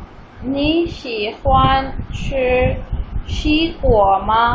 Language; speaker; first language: Chinese; non-native, fluent; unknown